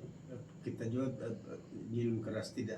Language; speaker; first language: Indonesian; non-native, local second language; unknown